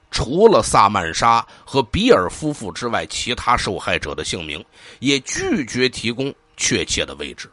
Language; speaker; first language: Chinese; native; Chinese